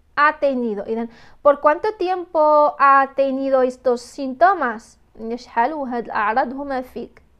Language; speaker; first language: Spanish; non-native, fluent; Arabic